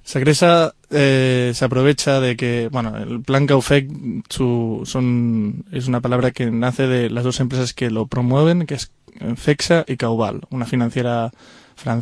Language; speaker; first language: Spanish; native; Spanish